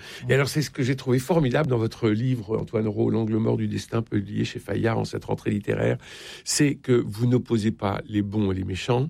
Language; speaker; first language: French; native; French